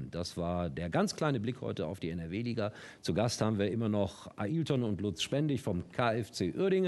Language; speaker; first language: German; native; German